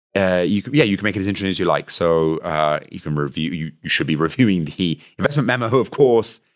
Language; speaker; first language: English; native; English